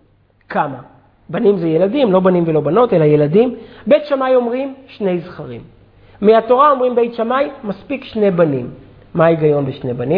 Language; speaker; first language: Hebrew; native; Hebrew